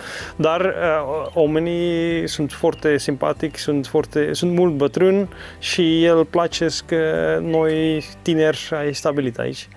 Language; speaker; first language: Romanian; non-native, learner; Dutch